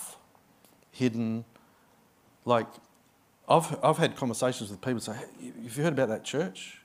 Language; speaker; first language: English; native; English